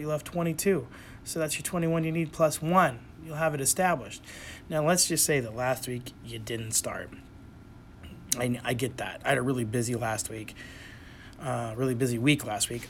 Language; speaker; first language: English; native; English